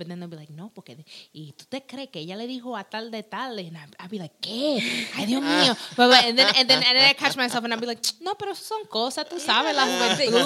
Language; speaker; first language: Spanish; early bilingual, heritage; Spanish